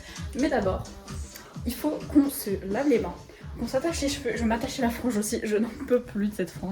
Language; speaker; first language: French; native; French